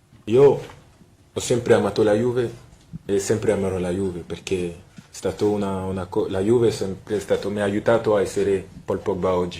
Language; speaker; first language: Italian; non-native, fluent; French